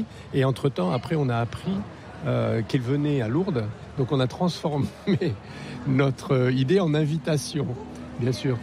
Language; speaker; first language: French; native; French